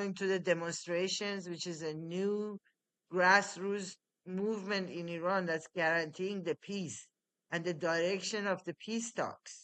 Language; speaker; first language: English; non-native, fluent; Persian